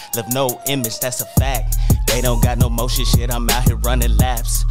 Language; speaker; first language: English; native; English